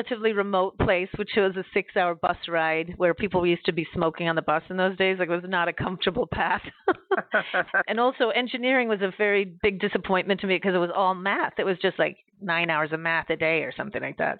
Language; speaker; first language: English; native; English